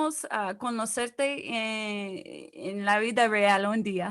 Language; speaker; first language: Spanish; non-native, fluent; English